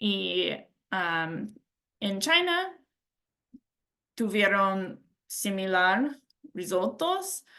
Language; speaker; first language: Spanish; non-native, learner; English